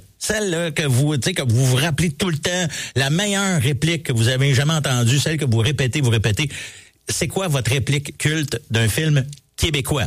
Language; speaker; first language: French; native; French